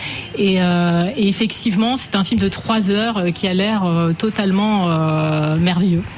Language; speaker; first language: French; native; French